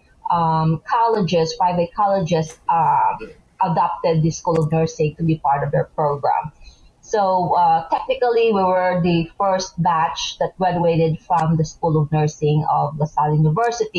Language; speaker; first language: English; non-native, local second language; Hiligaynon